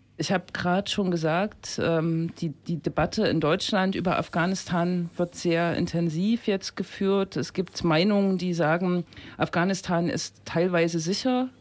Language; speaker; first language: German; native; German